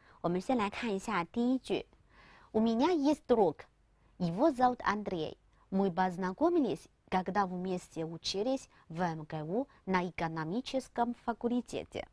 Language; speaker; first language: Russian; non-native, fluent; Chinese